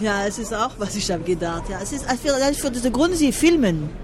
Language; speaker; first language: German; non-native, learner; French